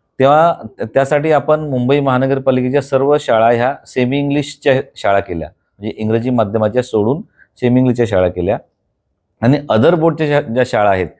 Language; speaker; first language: Marathi; non-native, local second language; Bhili